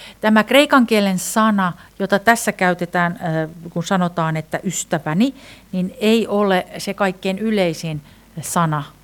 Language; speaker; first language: Finnish; native; Finnish